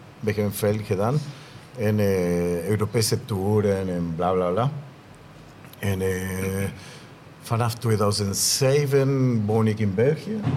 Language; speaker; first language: Dutch; non-native, learner; Spanish